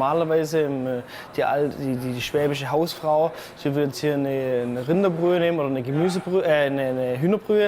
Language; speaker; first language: German; native; German